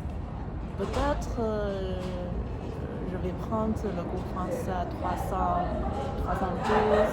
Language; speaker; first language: French; non-native, learner; English